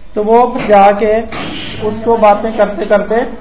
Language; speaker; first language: Urdu; non-native, local second language; Punjabi